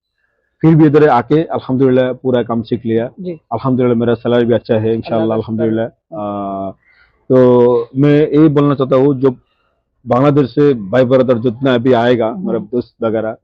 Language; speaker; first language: Hindi; non-native, local second language; Bangla